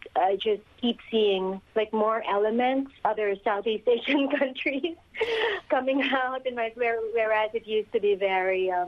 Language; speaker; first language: English; non-native, local second language; Filipino